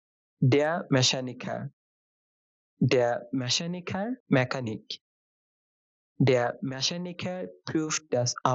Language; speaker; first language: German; non-native, fluent; Bangla